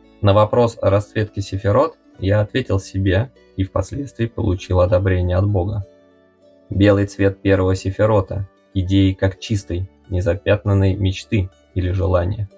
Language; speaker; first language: Russian; native; Russian